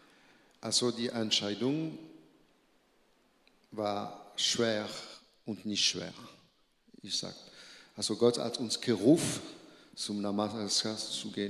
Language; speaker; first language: German; non-native, learner; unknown